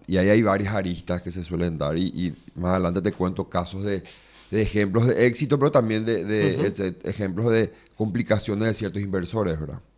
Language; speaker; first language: Spanish; native; Spanish